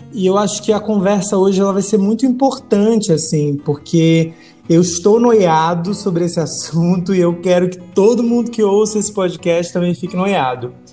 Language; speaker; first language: Portuguese; native; Portuguese